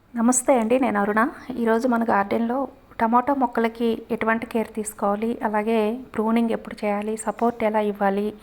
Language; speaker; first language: Telugu; native; Telugu